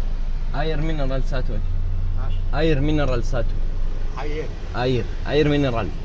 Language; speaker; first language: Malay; non-native, learner; Arabic